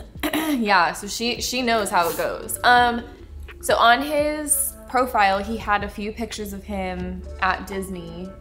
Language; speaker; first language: English; native; English